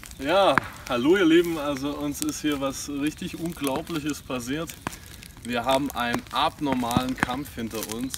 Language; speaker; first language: German; native; German